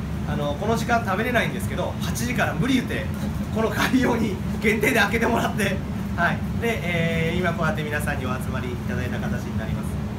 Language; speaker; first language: Japanese; native; Japanese